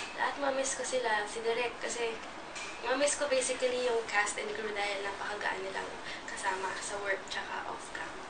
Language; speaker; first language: Filipino; native; Filipino